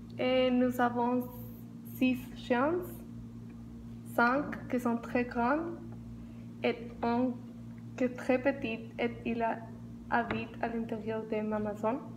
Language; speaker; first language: French; non-native, learner; Spanish